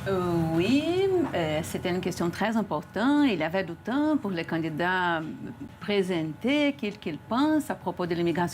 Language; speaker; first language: French; non-native, fluent; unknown